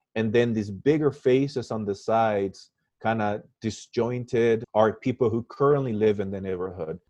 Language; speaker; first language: English; non-native, fluent; Spanish